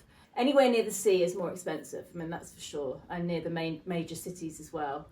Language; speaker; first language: English; native; English